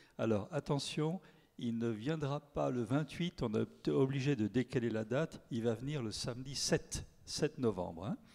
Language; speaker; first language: French; native; French